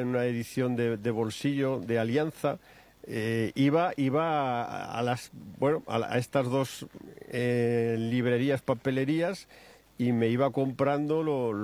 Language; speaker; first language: Spanish; native; Spanish